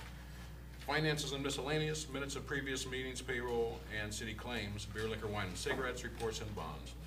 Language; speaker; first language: English; native; English